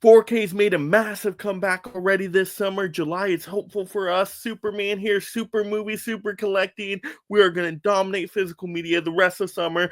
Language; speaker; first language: English; native; English